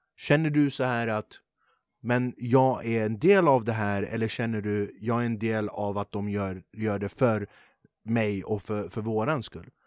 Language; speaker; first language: Swedish; early bilingual, other home language; Kurdish